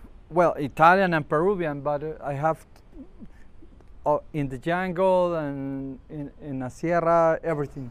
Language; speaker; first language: English; non-native, learner; Spanish